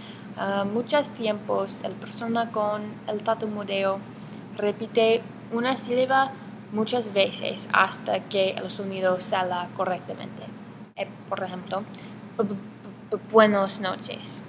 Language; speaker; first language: Spanish; non-native, learner; English